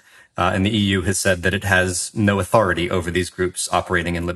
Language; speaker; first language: English; native; English